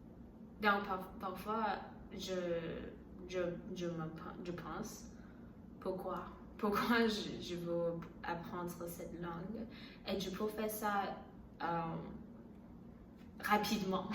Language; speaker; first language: French; non-native, learner; Chinese